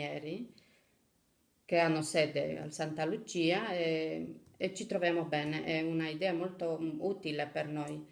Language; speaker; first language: Italian; non-native, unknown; Romanian